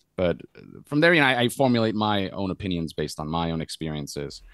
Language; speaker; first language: English; non-native, fluent; Spanish